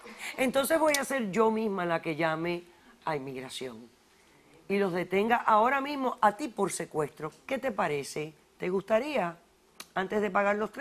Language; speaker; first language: Spanish; native; Spanish